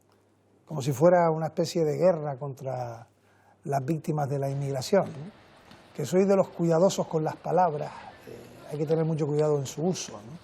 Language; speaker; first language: Spanish; native; Spanish